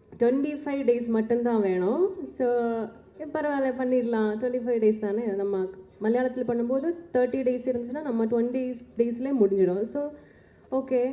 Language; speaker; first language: Tamil; non-native, learner; Malayalam